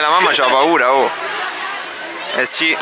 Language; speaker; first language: Italian; native; Italian